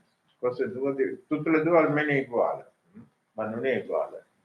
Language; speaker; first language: Italian; non-native, learner; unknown